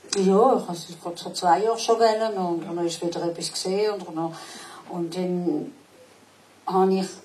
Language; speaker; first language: German; non-native, local second language; Swiss German